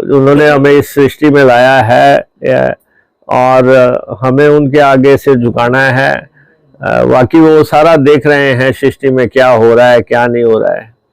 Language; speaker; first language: Hindi; native; Hindi